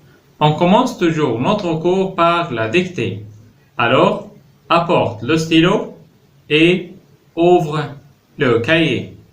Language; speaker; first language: French; non-native, fluent; Arabic